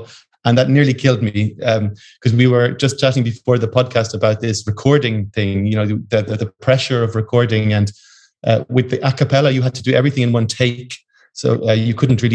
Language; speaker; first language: English; native; English